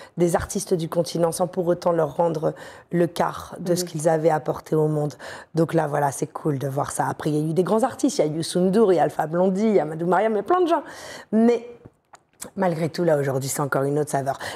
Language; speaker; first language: French; native; French